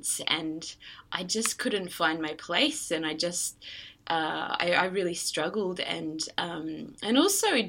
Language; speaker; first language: English; native; English